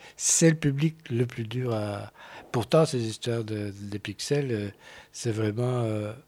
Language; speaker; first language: French; native; French